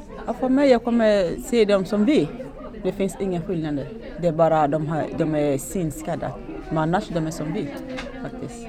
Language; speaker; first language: Swedish; non-native, learner; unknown